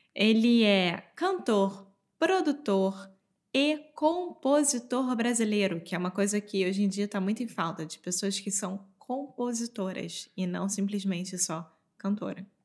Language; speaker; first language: Portuguese; native; Portuguese